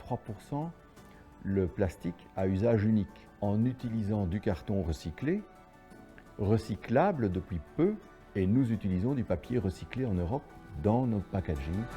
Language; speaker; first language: French; native; French